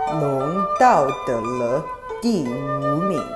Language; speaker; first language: Chinese; non-native, learner; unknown